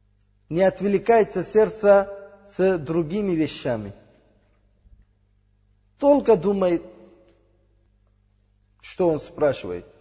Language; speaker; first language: Russian; non-native, learner; Uzbek